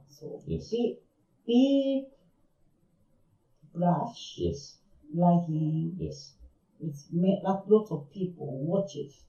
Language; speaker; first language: English; non-native, learner; Japanese